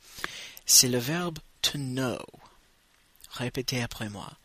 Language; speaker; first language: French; non-native, fluent; English